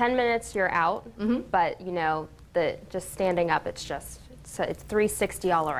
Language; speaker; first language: English; native; English